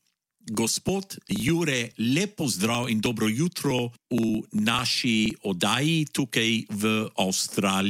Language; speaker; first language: Slovenian; early bilingual, heritage; Slovenian